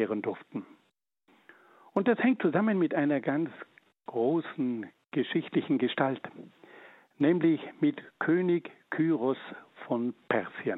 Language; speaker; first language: German; native; German